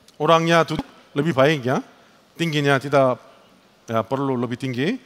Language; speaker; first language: Indonesian; non-native, learner; Korean